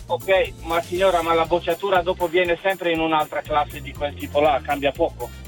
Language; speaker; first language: Italian; non-native, fluent; Romanian